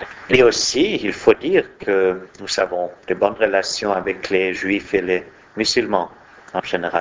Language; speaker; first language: French; non-native, fluent; Swedish